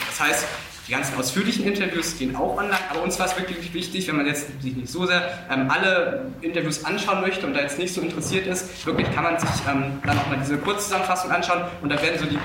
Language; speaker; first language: German; native; German